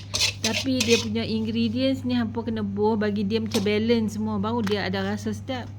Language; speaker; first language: Malay; native; Malay